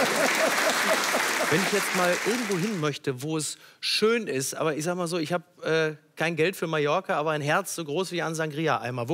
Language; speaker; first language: German; native; German